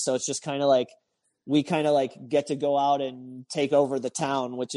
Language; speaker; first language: English; native; English